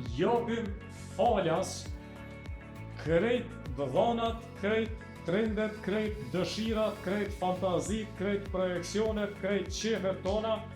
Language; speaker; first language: Albanian; native; Albanian